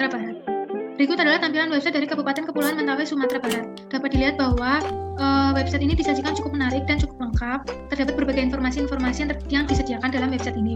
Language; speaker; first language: Indonesian; native; Indonesian